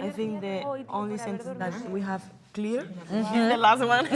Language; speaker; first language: English; non-native, learner; Spanish